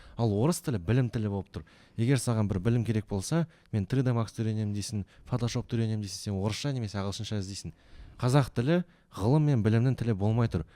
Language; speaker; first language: Kazakh; native; Kazakh